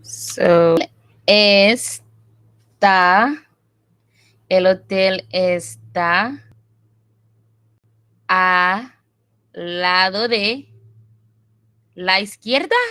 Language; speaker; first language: Spanish; non-native, learner; English